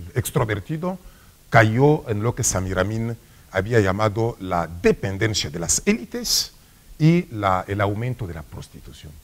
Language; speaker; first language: Spanish; non-native, fluent; Swahili